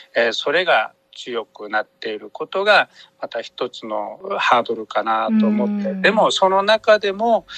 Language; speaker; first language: Japanese; non-native, fluent; Korean